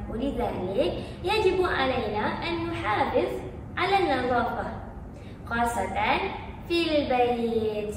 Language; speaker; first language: Arabic; non-native, learner; Malay